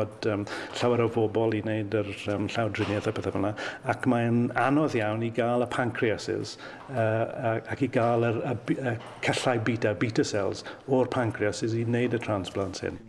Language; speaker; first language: Welsh; native; Welsh